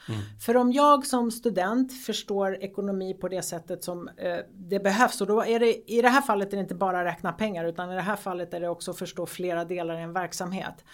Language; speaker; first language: Swedish; early bilingual, other home language; Greek